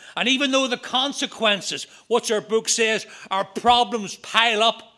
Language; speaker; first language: English; native; English